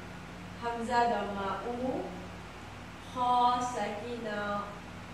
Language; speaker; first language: Arabic; non-native, learner; Malay